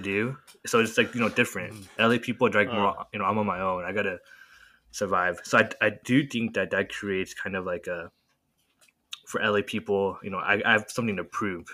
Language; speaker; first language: English; native; English